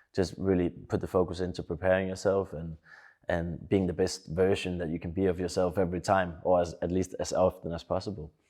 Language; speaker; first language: English; non-native, fluent; Danish